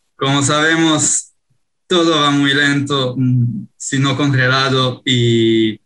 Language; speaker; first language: Spanish; non-native, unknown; Hebrew